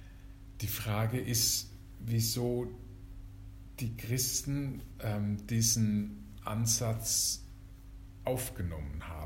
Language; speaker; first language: German; native; German